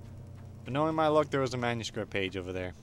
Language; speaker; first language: English; native; English